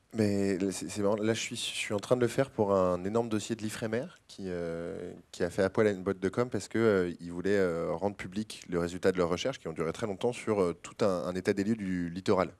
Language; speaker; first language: French; native; French